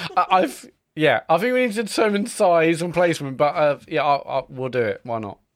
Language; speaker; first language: English; native; English